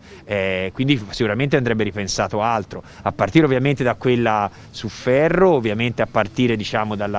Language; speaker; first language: Italian; native; Italian